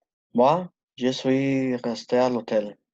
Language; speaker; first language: French; non-native, learner; Spanish